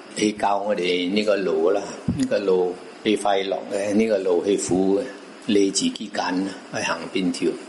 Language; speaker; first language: Cantonese; non-native, local second language; Min Nan Chinese